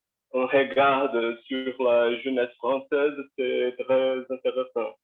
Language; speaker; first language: French; non-native, learner; Portuguese